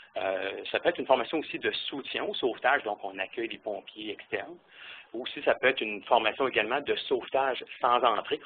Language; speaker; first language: French; native; French